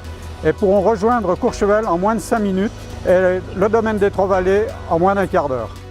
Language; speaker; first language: French; native; French